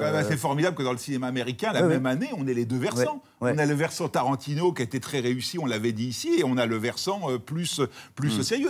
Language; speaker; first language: French; native; French